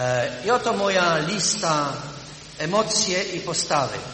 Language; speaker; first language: Polish; native; Polish